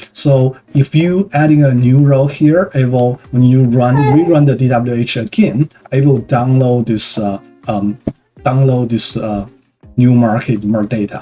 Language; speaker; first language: English; non-native, fluent; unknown